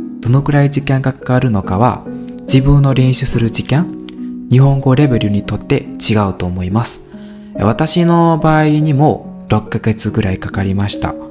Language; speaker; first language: Japanese; non-native, learner; Burmese